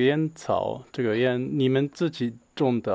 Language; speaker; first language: Chinese; non-native, learner; Japanese